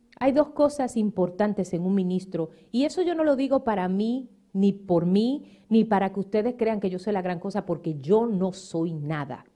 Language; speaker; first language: Spanish; native; Spanish